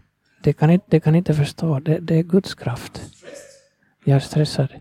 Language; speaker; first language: Swedish; non-native, fluent; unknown